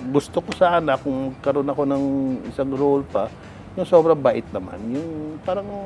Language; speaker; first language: Filipino; non-native, local second language; Hiligaynon